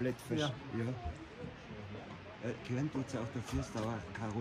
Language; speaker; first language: German; native; German